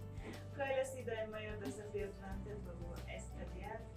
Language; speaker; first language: Spanish; non-native, fluent; Turkish